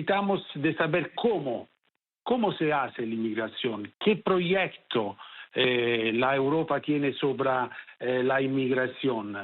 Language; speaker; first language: Spanish; non-native, fluent; Italian